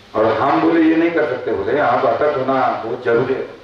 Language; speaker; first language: Hindi; non-native, local second language; Marathi